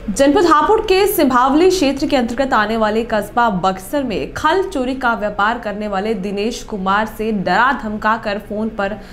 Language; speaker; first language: Hindi; native; Hindi